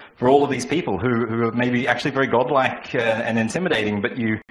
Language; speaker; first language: English; native; English